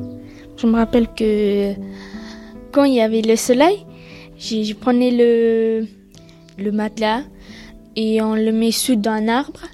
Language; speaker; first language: French; early bilingual, other home language; Pashto